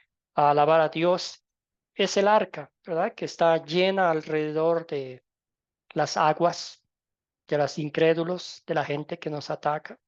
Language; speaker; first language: Spanish; native; Spanish